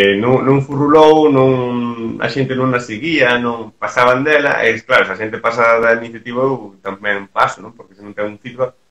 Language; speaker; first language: Galician; native; Galician